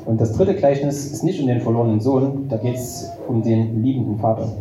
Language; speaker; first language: German; native; German